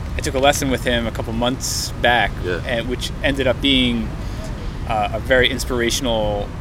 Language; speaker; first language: English; native; English